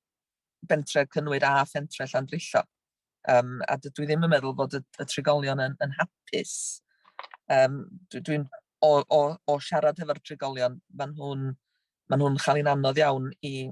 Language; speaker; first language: Welsh; native; Welsh